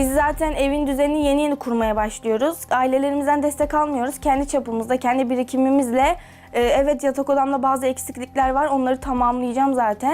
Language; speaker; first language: Turkish; native; Turkish